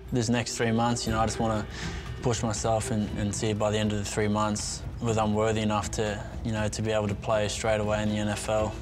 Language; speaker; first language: English; native; English